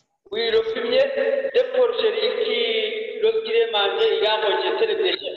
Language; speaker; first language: French; non-native, learner; Rundi